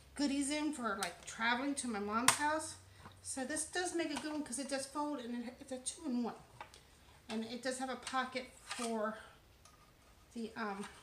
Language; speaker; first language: English; native; English